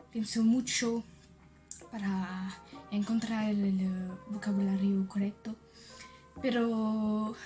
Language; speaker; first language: Spanish; non-native, learner; French